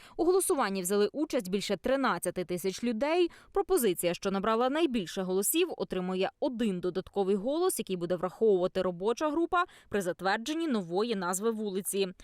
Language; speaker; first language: Ukrainian; native; Ukrainian